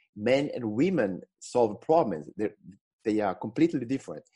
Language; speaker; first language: English; non-native, fluent; Italian